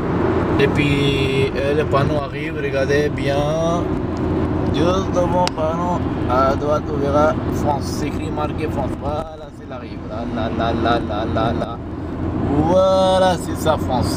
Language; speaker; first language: French; non-native, fluent; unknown